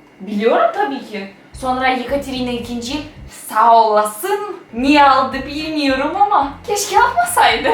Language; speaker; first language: Turkish; non-native, fluent; Russian